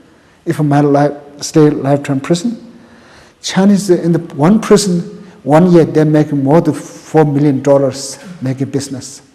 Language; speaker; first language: English; non-native, local second language; Tibetan